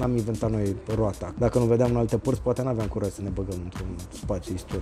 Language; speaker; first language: Romanian; native; Romanian